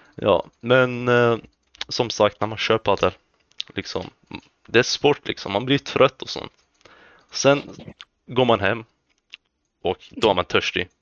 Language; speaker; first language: Swedish; early bilingual, other home language; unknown